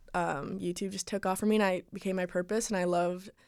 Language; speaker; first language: English; native; English